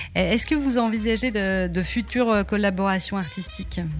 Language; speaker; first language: French; native; French